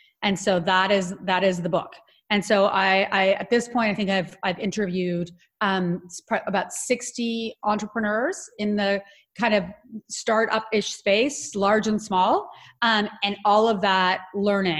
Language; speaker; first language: English; native; English